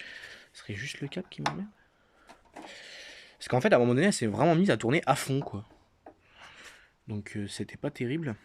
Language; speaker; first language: French; native; French